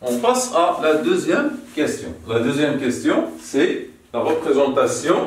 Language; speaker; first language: French; non-native, local second language; Arabic